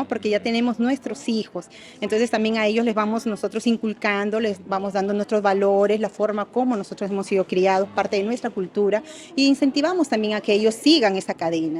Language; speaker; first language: Spanish; native; Spanish